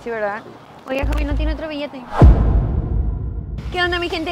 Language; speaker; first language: Spanish; native; Spanish